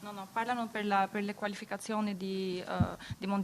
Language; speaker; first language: Italian; non-native, fluent; Albanian